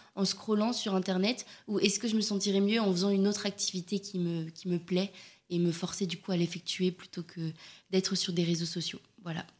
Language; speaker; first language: French; native; French